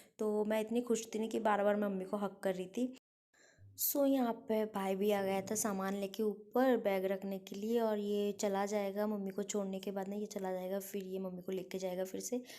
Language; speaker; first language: Hindi; non-native, local second language; Bangla